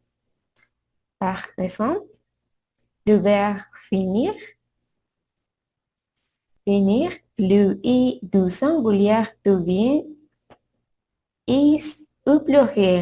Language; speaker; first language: French; non-native, learner; Spanish